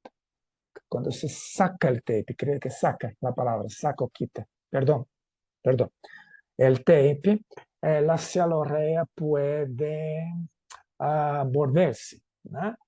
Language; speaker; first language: Spanish; non-native, fluent; Portuguese